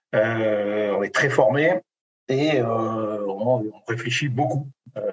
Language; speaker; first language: French; native; French